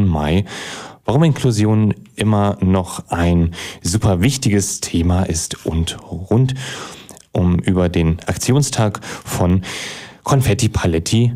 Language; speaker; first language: German; native; German